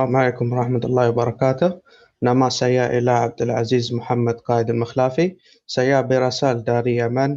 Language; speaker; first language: Indonesian; non-native, learner; Arabic